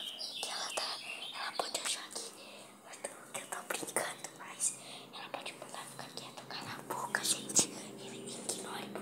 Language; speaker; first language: Portuguese; native; Portuguese